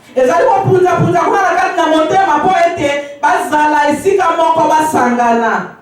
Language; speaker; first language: Lingala; native; Lingala